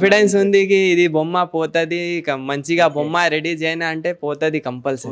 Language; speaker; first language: Telugu; non-native, local second language; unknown